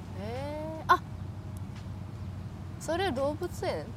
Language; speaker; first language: Japanese; non-native, learner; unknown